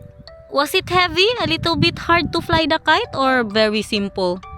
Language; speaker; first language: English; non-native, local second language; Filipino